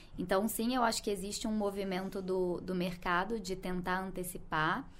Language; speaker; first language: Portuguese; native; Portuguese